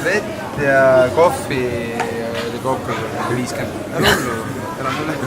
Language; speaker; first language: Estonian; native; Estonian